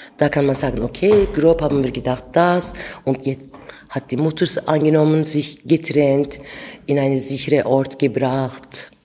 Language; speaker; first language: German; non-native, fluent; Turkish